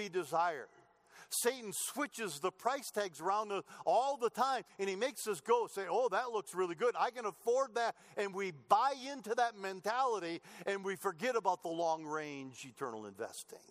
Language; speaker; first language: English; native; English